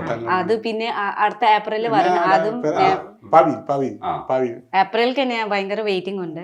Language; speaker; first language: Malayalam; non-native, learner; Nepali